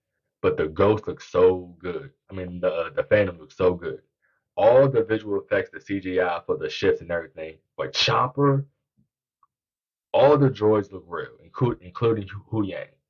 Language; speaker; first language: English; native; English